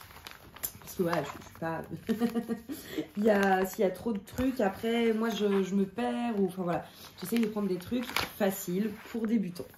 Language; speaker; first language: French; native; French